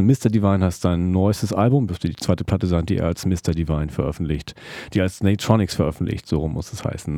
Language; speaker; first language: German; native; German